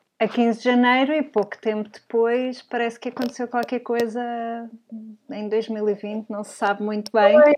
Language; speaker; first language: Portuguese; native; Portuguese